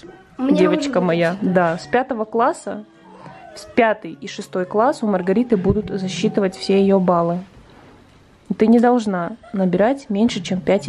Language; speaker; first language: Russian; native; Russian